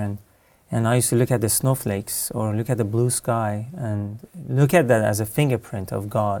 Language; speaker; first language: English; non-native, fluent; Persian